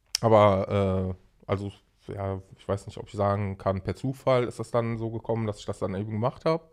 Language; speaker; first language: German; early bilingual, other home language; Arabic